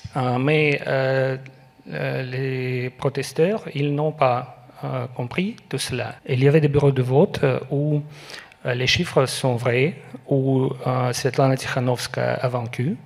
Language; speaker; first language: French; non-native, learner; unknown